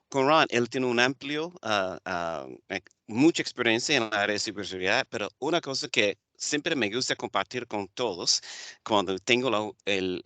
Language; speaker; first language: Spanish; non-native, fluent; English